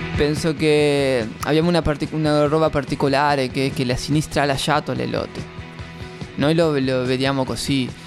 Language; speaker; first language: Italian; non-native, fluent; Spanish